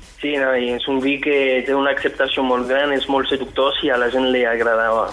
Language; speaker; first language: Catalan; non-native, fluent; French